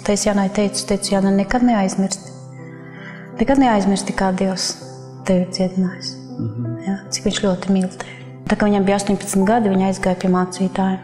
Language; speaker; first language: Latvian; non-native, local second language; Russian